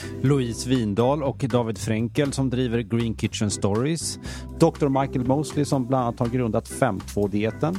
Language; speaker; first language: Swedish; native; Swedish